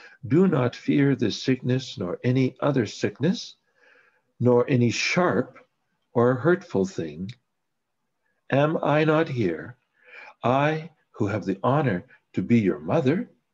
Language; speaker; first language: English; native; English